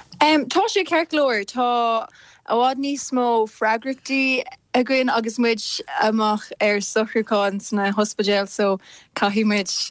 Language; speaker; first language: Irish; non-native, local second language; English